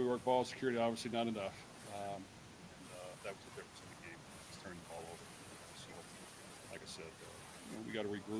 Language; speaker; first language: English; native; English